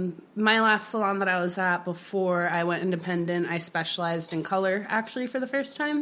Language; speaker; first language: English; native; English